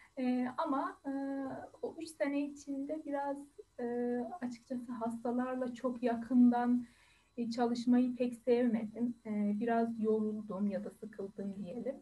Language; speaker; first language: Turkish; non-native, fluent; Persian